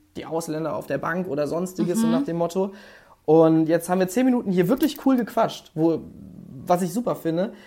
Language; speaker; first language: German; native; German